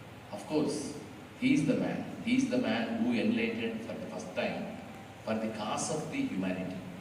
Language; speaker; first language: English; non-native, local second language; Telugu